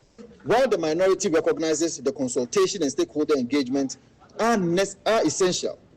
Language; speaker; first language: English; native; English